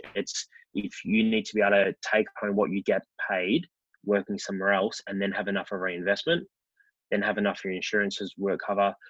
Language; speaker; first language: English; native; English